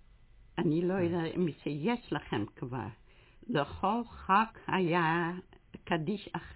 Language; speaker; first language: Hebrew; non-native, fluent; Dutch